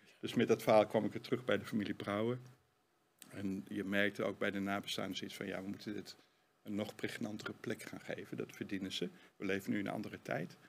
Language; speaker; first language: Dutch; native; Dutch